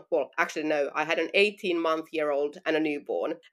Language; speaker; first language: English; non-native, fluent; Finnish